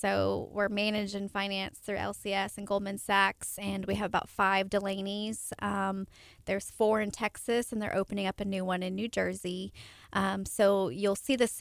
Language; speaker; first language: English; native; English